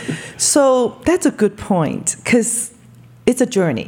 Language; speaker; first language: English; non-native, local second language; Cantonese